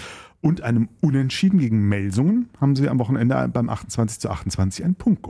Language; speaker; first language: German; native; German